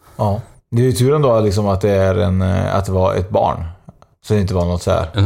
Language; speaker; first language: Swedish; native; Swedish